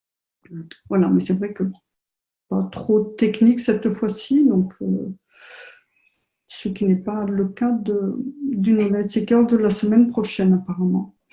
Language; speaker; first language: French; native; French